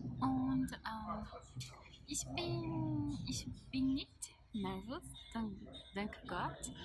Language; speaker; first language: German; non-native, learner; Portuguese